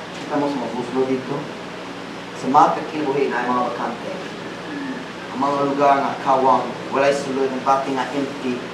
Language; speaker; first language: Cebuano; non-native, fluent; English